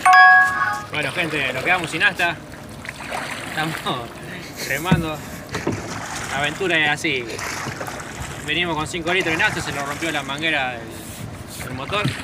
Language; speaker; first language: Spanish; native; Spanish